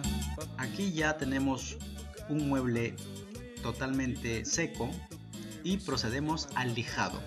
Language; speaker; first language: Spanish; native; Spanish